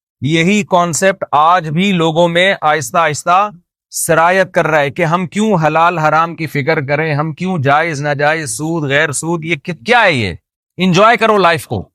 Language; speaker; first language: Urdu; native; Urdu